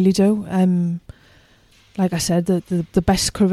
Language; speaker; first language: English; native; English